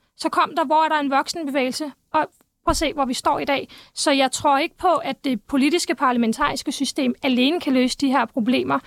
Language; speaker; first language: Danish; early bilingual, other home language; Turkish